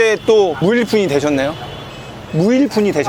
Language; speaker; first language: Korean; native; Korean